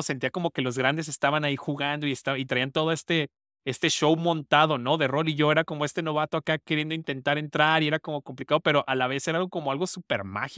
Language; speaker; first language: Spanish; native; Spanish